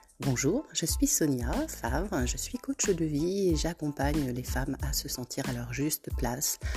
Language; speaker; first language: French; native; French